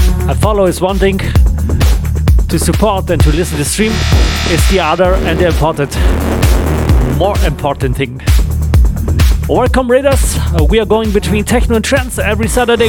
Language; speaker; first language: English; non-native, fluent; German